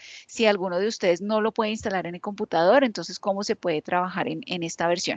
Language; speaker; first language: Spanish; native; Spanish